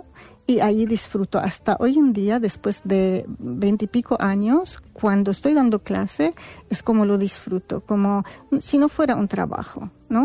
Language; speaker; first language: Spanish; non-native, fluent; Arabic